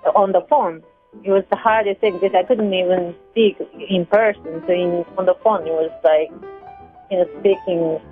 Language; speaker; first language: English; non-native, fluent; Japanese